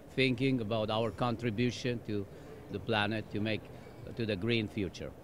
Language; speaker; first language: English; non-native, fluent; German